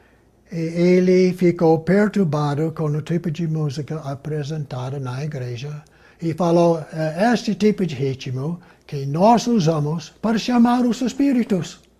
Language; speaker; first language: Portuguese; non-native, fluent; English